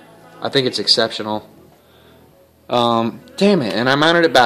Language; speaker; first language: English; native; English